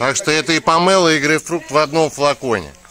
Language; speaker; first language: Russian; native; Russian